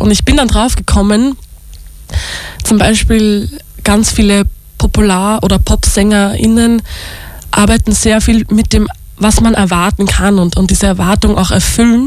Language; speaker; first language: German; native; German